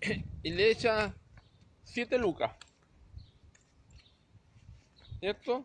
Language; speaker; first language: Spanish; native; Spanish